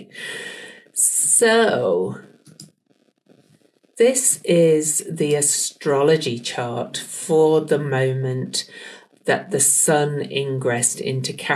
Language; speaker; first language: English; native; English